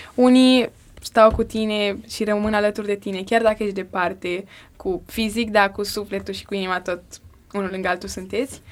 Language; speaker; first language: Romanian; early bilingual, heritage; Romanian